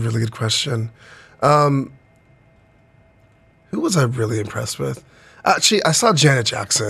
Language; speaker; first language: English; native; English